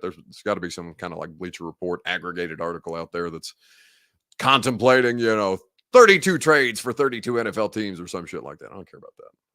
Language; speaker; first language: English; native; English